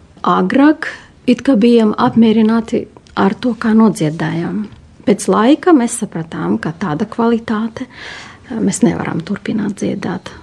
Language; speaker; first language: Latvian; non-native, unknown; Russian